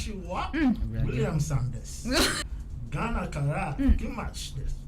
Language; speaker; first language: Japanese; non-native, learner; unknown